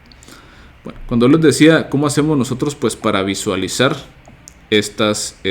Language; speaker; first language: Spanish; native; Spanish